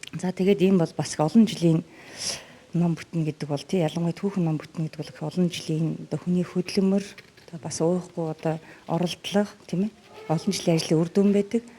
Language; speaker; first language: Mongolian; native; Mongolian